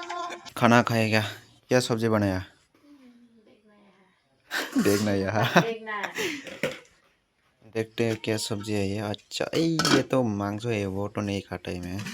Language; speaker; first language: Hindi; non-native, local second language; Kok Borok